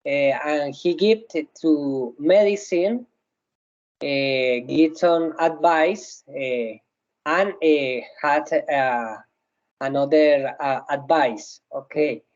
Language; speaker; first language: English; non-native, learner; Spanish